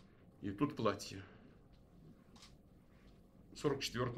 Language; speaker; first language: Russian; native; Russian